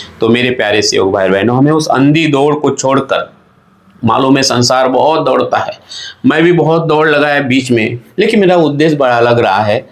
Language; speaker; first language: Hindi; non-native, local second language; Marathi